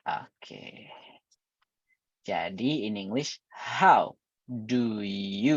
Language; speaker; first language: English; non-native, fluent; Indonesian